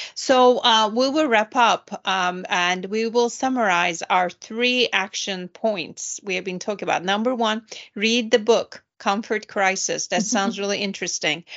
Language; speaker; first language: English; non-native, fluent; Turkish